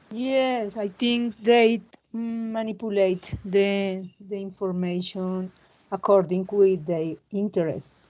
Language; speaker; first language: English; non-native, learner; Spanish